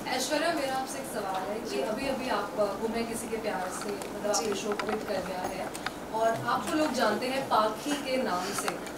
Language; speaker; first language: Hindi; native; Hindi